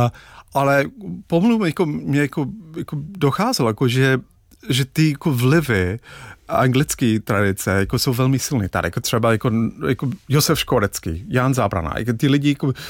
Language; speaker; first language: Czech; non-native, fluent; English